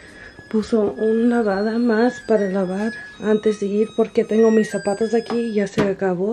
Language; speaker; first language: Spanish; early bilingual, heritage; Spanish